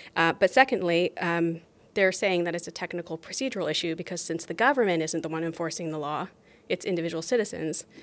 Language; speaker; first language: English; native; English